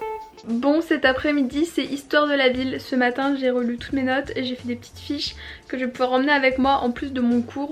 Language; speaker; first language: French; native; French